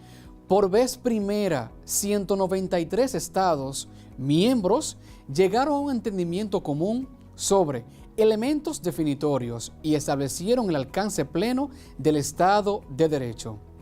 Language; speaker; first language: Spanish; native; Spanish